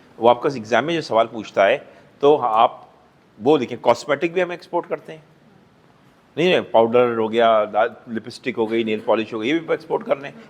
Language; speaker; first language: Urdu; native; Urdu